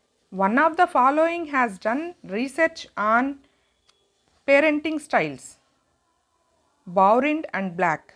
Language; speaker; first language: English; non-native, local second language; Telugu